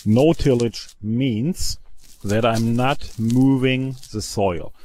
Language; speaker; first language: English; non-native, fluent; German